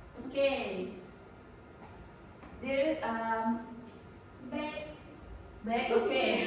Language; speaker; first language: English; non-native, learner; Indonesian